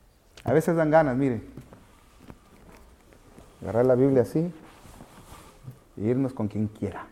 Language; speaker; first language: Spanish; native; Spanish